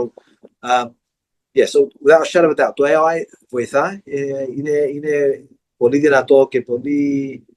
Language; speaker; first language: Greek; early bilingual, heritage; Greek